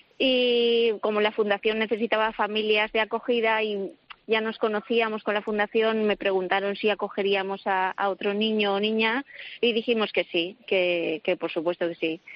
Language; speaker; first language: Spanish; native; Spanish